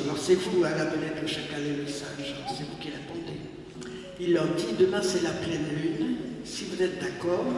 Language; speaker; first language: French; native; French